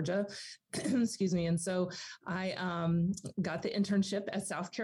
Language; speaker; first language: English; native; English